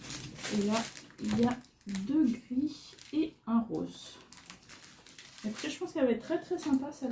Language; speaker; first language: French; native; French